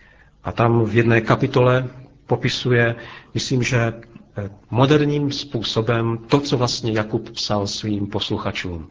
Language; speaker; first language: Czech; native; Czech